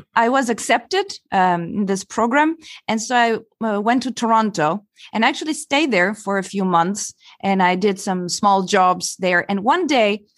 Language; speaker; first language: English; non-native, fluent; Italian